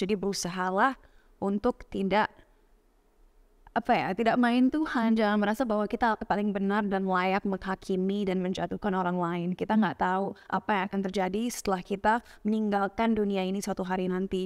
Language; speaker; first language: Indonesian; native; Indonesian